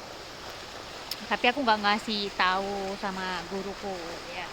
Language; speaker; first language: Indonesian; native; Indonesian